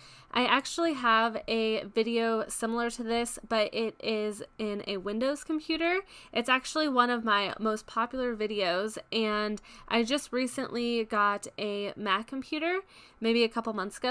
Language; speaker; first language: English; native; English